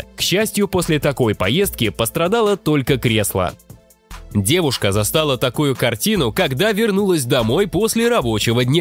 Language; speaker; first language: Russian; native; Russian